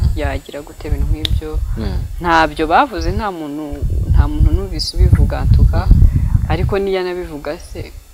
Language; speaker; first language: Kinyarwanda; native; Kinyarwanda